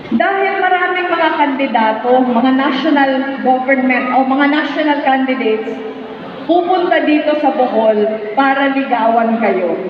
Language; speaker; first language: Filipino; non-native, local second language; Bikol